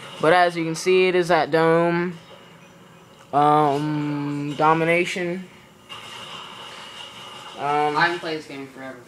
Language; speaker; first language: English; native; English